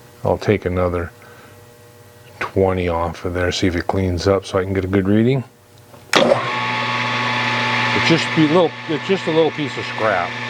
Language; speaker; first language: English; native; English